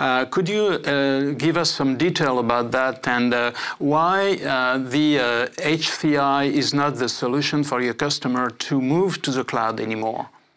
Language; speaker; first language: English; non-native, fluent; French